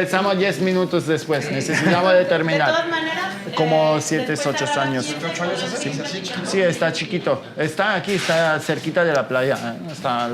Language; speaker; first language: Spanish; non-native, learner; Italian